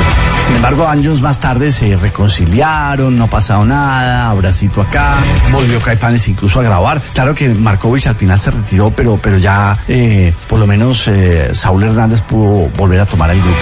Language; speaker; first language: Spanish; native; Spanish